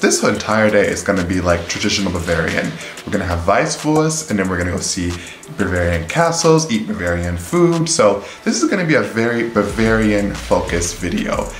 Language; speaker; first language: English; native; English